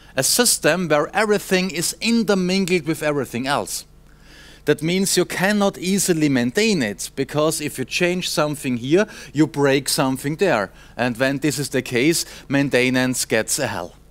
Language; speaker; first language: English; non-native, fluent; German